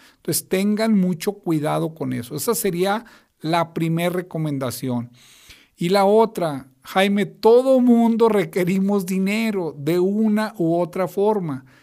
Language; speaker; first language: Spanish; native; Spanish